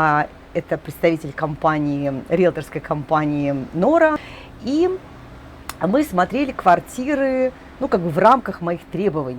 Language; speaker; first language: Russian; native; Russian